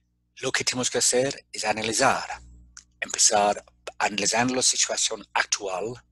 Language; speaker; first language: Spanish; non-native, fluent; English